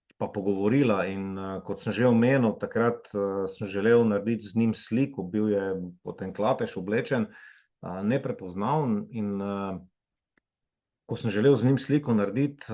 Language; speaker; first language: Slovenian; native; Slovenian